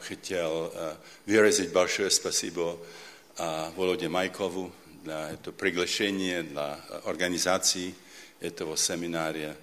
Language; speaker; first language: Russian; non-native, learner; Czech